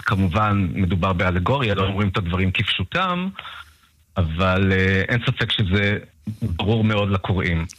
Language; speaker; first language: Hebrew; early bilingual, other home language; Russian